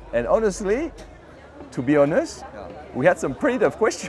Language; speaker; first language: English; non-native, fluent; French